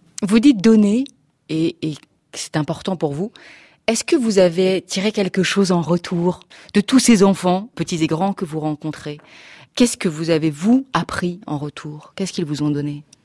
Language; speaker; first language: French; native; French